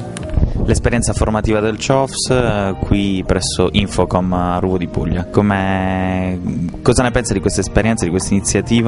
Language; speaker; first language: Italian; native; Italian